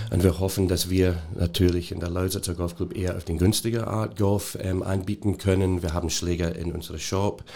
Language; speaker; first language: German; non-native, fluent; English